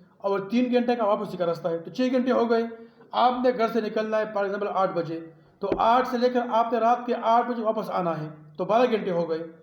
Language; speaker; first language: Urdu; non-native, local second language; Pashto